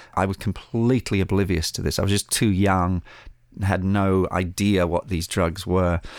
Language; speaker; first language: English; early bilingual, other home language; Spanish